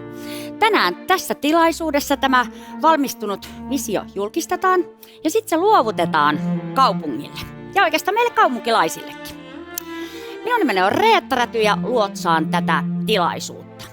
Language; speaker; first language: Finnish; native; Finnish